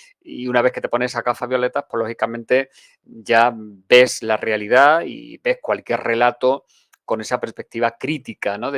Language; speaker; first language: Spanish; native; Spanish